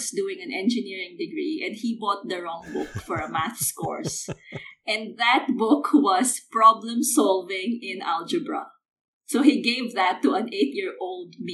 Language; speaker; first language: English; non-native, local second language; Filipino